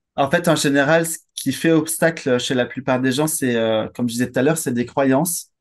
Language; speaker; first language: French; native; French